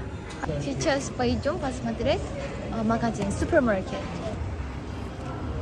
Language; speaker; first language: Russian; non-native, learner; Korean